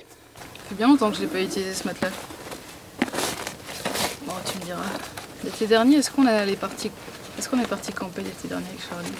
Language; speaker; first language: French; native; French